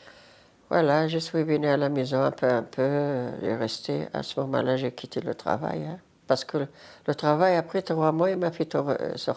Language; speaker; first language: French; non-native, learner; Arabic